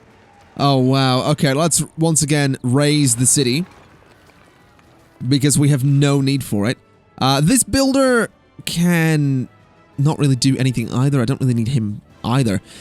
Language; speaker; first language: English; native; English